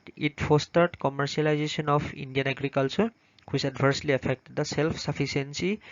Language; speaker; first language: English; non-native, local second language; Assamese